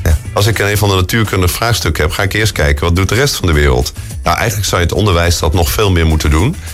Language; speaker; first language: Dutch; native; Dutch